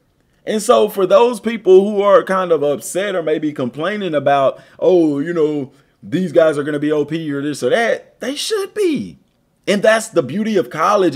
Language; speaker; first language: English; native; English